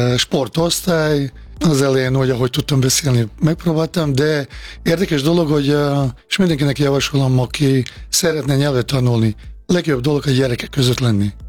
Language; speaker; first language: Hungarian; non-native, fluent; Bosnian